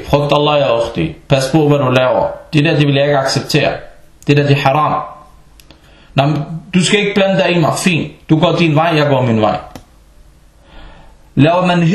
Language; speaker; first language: Danish; non-native, fluent; Arabic